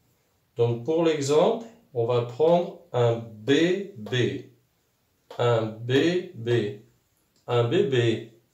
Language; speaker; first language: French; non-native, local second language; Arabic